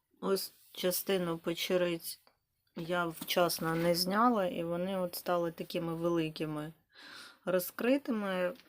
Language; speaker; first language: Ukrainian; native; Ukrainian